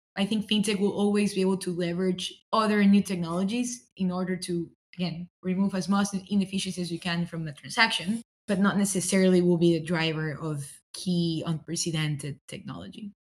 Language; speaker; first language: English; non-native, fluent; Spanish